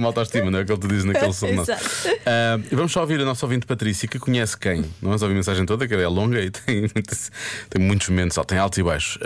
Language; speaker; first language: Portuguese; native; Portuguese